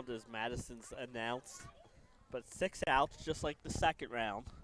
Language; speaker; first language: English; native; English